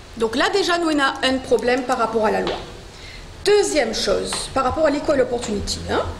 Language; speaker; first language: French; non-native, local second language; Morisyen